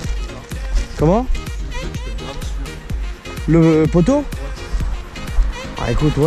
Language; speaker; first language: French; native; French